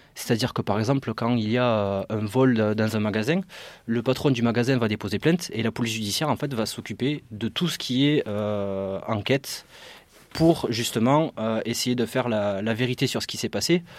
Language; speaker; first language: French; native; French